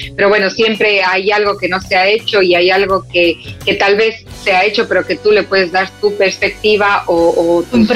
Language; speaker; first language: Spanish; native; Spanish